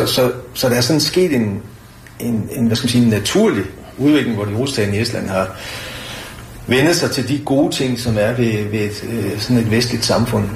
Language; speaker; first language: Danish; native; Danish